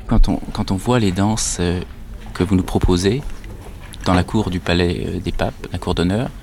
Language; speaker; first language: French; native; French